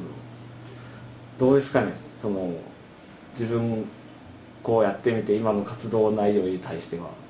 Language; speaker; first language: Japanese; native; Japanese